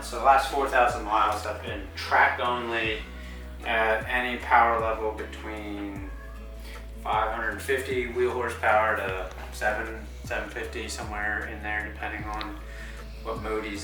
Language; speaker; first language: English; native; English